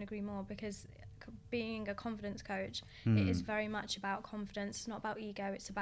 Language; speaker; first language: English; native; English